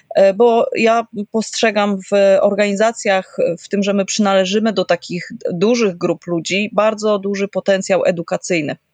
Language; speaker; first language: Polish; native; Polish